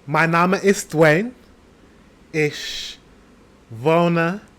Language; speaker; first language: German; non-native, learner; English